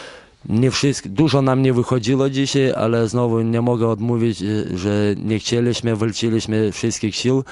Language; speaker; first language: Polish; non-native, fluent; Lithuanian